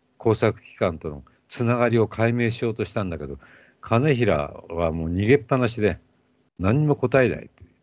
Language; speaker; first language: Japanese; native; Japanese